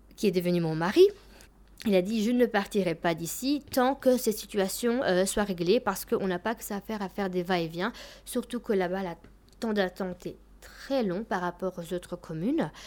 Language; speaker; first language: French; early bilingual, other home language; Albanian